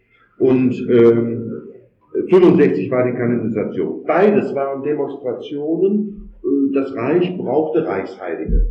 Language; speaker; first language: German; native; German